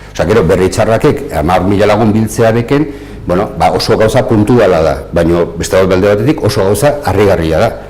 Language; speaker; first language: Basque; native; Basque